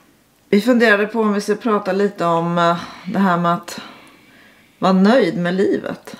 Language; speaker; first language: Swedish; native; Swedish